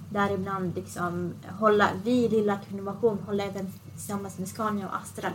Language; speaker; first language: Swedish; early bilingual, other home language; Assyrian Neo-Aramaic